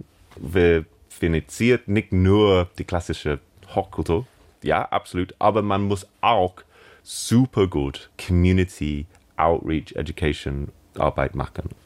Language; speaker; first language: German; non-native, learner; English